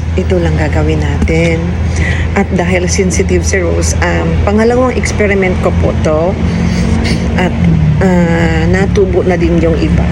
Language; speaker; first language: Filipino; non-native, local second language; Cebuano